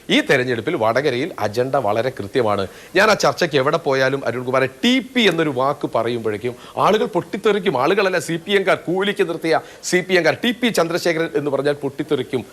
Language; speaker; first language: Malayalam; native; Malayalam